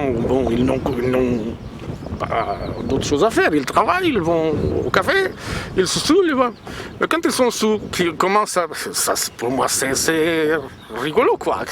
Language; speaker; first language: French; non-native, fluent; Portuguese